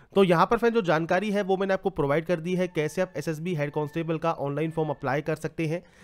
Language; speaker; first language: Hindi; native; Hindi